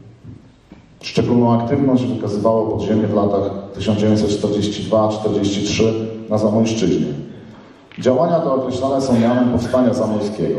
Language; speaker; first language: Polish; native; Polish